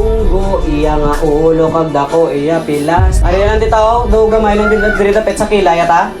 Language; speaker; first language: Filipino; non-native, local second language; Hiligaynon